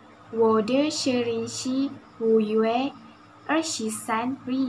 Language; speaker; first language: Chinese; non-native, learner; Malay